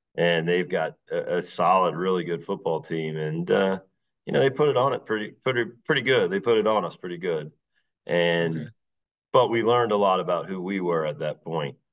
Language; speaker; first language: English; native; English